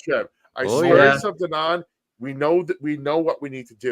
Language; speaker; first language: English; native; English